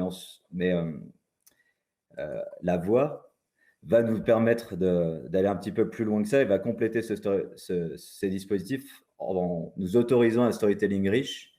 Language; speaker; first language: French; native; French